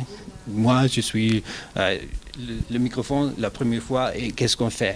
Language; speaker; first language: French; non-native, learner; German